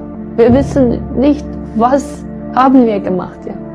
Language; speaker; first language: German; non-native, learner; Uyghur